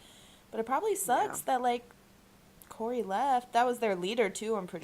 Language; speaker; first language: English; native; English